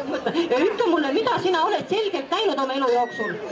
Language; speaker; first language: Estonian; native; Estonian